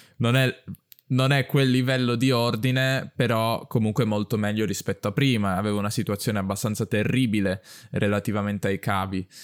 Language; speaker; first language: Italian; native; Italian